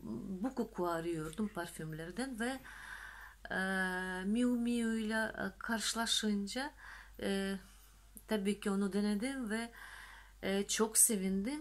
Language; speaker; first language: Turkish; non-native, fluent; Russian